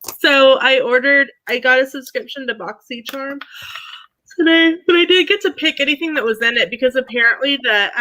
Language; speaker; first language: English; native; English